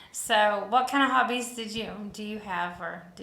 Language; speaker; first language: English; native; English